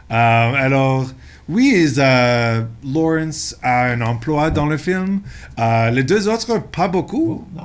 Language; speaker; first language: French; non-native, local second language; English